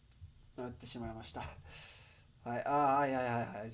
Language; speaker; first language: Japanese; non-native, learner; English